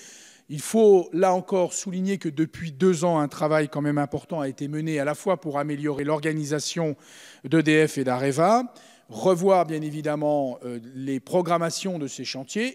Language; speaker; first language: French; native; French